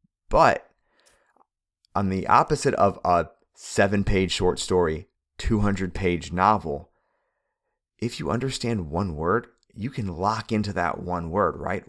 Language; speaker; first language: English; native; English